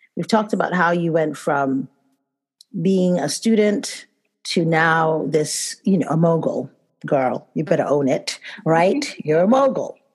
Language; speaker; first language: English; non-native, local second language; Igbo